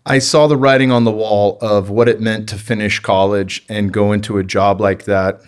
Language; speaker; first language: English; native; English